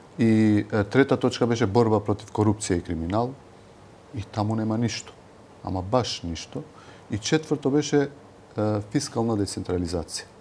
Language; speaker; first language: Macedonian; non-native, local second language; Albanian